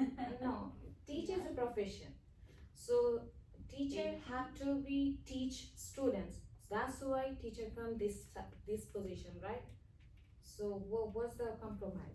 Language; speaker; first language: English; non-native, fluent; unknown